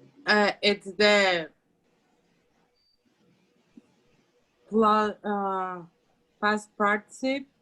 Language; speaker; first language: English; non-native, learner; Spanish